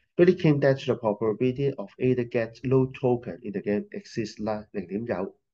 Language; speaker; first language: English; non-native, local second language; Cantonese